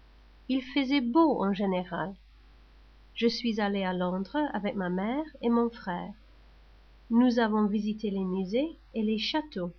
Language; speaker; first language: French; non-native, learner; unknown